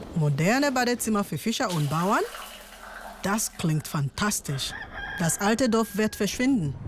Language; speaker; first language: German; non-native, fluent; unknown